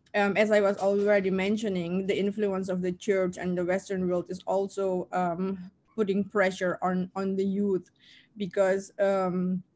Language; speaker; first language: English; non-native, fluent; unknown